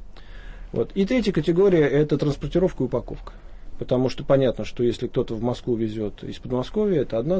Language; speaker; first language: Russian; native; Russian